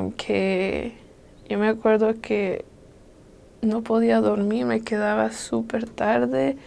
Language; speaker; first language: Spanish; early bilingual, other home language; English